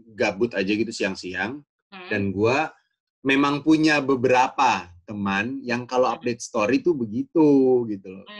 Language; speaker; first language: Indonesian; native; Indonesian